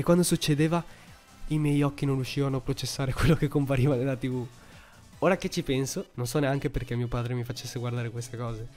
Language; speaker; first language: Italian; early bilingual, heritage; Italian